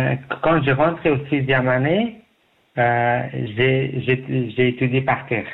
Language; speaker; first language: French; non-native, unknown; Persian